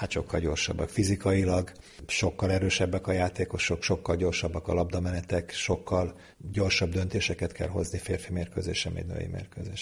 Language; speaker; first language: Hungarian; native; Hungarian